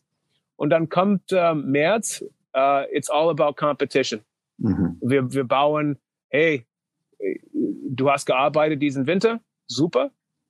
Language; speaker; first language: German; non-native, learner; English